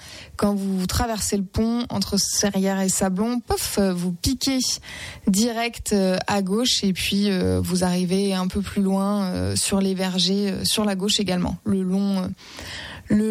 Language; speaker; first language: French; native; French